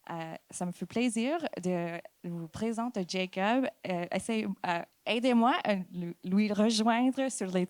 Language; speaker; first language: French; non-native, fluent; English